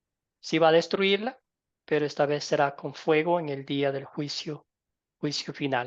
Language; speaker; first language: Spanish; native; Spanish